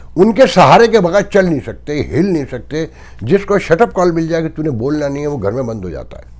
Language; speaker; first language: Urdu; native; Urdu